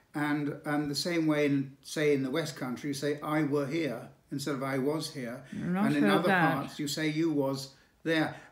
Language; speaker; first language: English; native; English